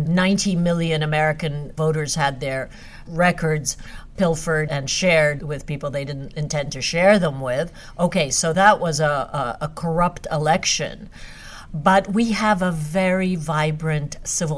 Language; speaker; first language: English; non-native, fluent; Hungarian